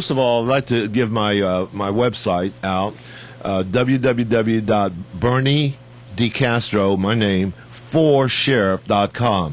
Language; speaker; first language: English; native; English